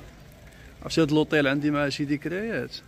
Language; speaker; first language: Arabic; native; Arabic